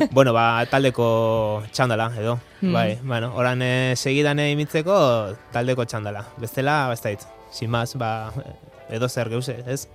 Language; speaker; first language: Basque; native; Basque